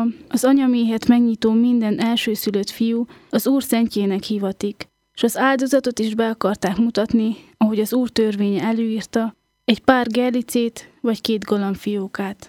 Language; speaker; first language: Hungarian; native; Hungarian